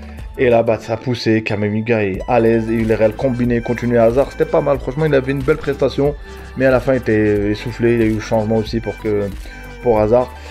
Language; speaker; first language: French; native; French